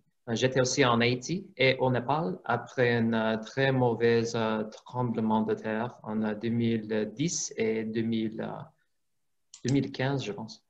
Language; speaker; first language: French; non-native, fluent; English